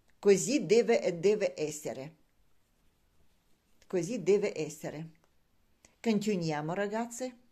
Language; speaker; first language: Italian; non-native, learner; Russian